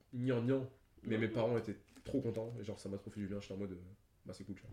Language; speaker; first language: French; native; French